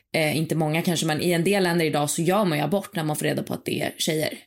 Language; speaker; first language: Swedish; native; Swedish